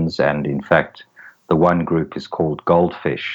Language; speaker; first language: English; native; English